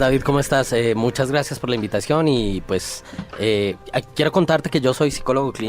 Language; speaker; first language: Spanish; native; Spanish